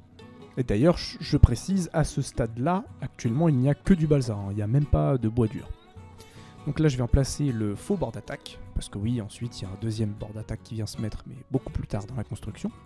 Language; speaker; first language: French; native; French